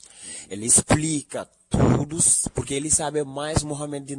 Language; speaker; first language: Portuguese; non-native, learner; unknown